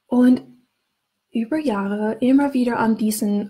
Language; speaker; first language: German; non-native, fluent; English